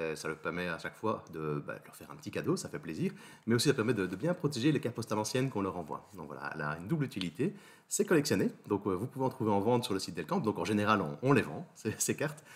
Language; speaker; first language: French; native; French